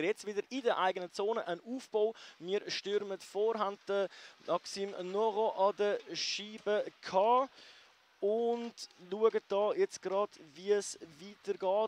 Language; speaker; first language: German; native; German